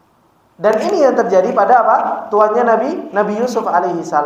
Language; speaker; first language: Indonesian; native; Indonesian